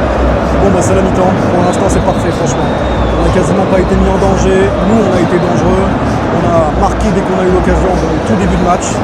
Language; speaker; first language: French; native; French